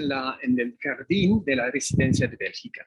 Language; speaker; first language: Spanish; non-native, fluent; French